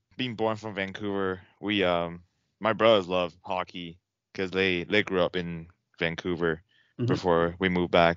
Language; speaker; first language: English; non-native, fluent; Chinese